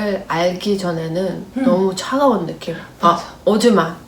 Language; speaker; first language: Korean; non-native, fluent; Russian